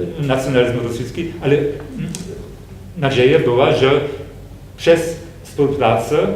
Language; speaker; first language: Polish; non-native, fluent; German